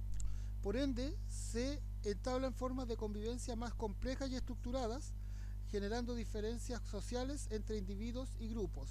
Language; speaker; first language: Spanish; native; Spanish